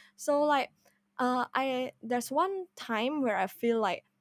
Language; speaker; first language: English; non-native, fluent; Indonesian